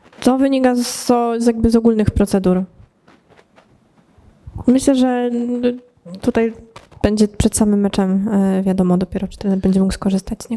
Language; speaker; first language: Polish; native; Polish